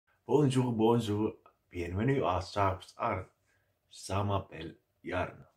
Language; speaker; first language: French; non-native, learner; Finnish